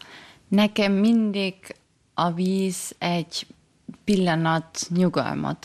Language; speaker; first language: Hungarian; early bilingual, heritage; German